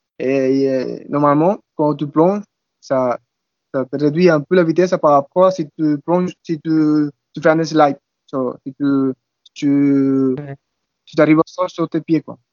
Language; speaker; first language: French; non-native, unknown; Spanish